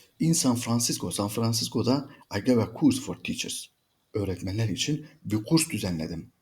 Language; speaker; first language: Turkish; native; Turkish